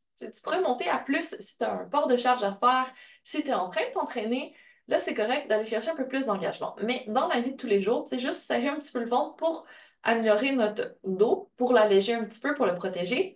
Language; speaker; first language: French; native; French